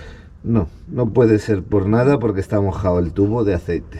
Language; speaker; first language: Spanish; native; Spanish